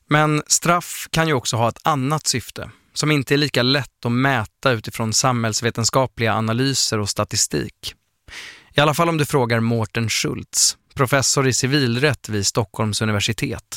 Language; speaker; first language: Swedish; native; Swedish